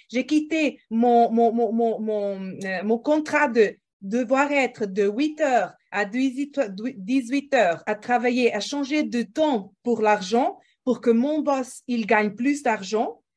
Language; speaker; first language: French; non-native, fluent; Portuguese